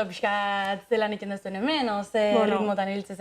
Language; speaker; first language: Basque; native; Basque